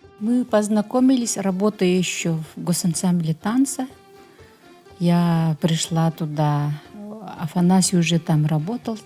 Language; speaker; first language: Russian; non-native, local second language; Yakut